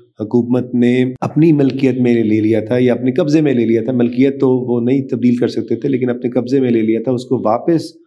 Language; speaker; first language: Urdu; native; Urdu